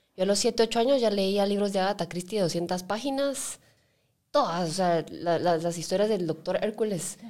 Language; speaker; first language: Spanish; native; Spanish